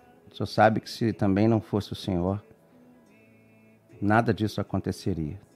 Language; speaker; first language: Portuguese; native; Portuguese